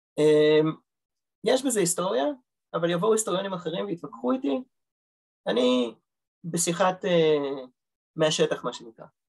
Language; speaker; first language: Hebrew; early bilingual, other home language; Russian